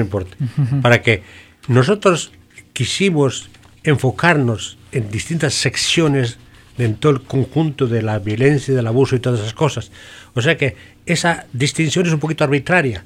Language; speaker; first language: Spanish; native; Spanish